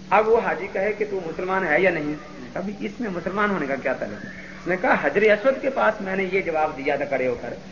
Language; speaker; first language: Urdu; non-native, local second language; Punjabi